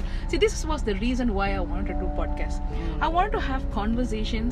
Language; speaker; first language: English; non-native, local second language; Tamil